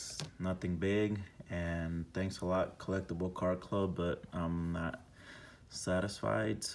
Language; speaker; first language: English; native; English